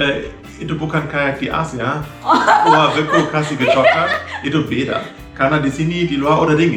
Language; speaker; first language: Indonesian; non-native, fluent; German